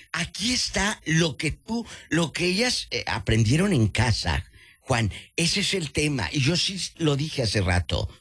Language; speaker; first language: Spanish; native; Spanish